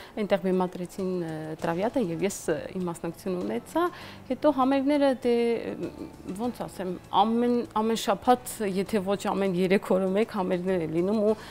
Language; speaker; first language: Armenian; native; Armenian